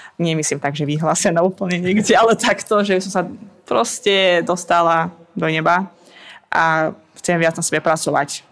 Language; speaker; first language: Slovak; non-native, fluent; Russian